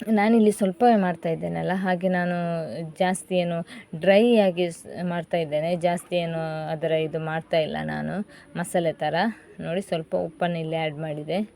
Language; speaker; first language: Kannada; native; Kannada